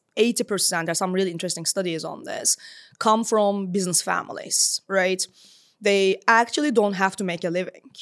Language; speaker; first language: English; non-native, fluent; Turkish